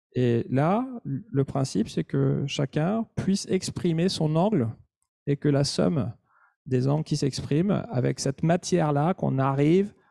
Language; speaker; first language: French; native; French